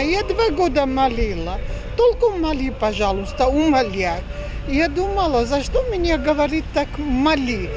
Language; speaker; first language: Russian; non-native, learner; Georgian